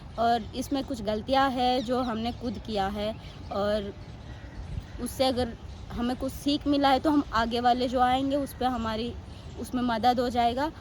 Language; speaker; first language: Hindi; non-native, local second language; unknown